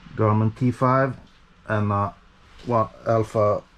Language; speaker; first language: English; non-native, fluent; Norwegian